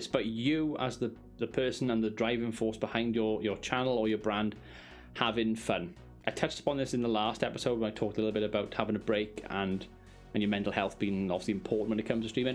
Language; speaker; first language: English; native; English